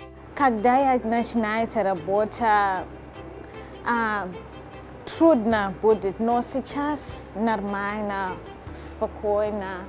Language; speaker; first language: Russian; non-native, learner; Shona